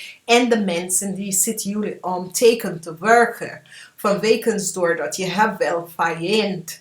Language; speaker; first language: Dutch; non-native, fluent; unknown